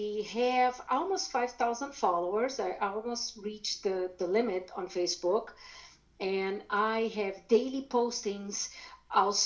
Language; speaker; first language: English; non-native, fluent; German